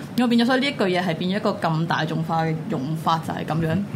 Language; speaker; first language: Cantonese; native; Cantonese